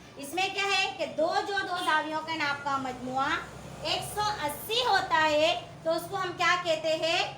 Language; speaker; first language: Urdu; native; Urdu